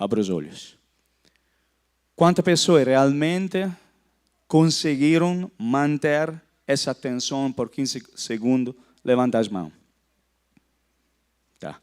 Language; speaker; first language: Portuguese; non-native, fluent; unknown